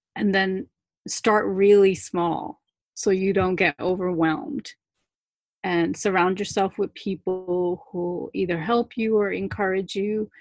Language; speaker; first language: English; early bilingual, other home language; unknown